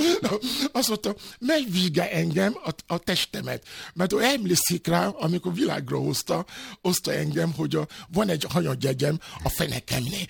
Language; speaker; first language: Hungarian; non-native, fluent; Yoruba